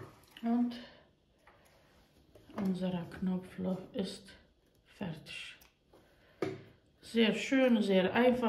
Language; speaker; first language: German; non-native, learner; Croatian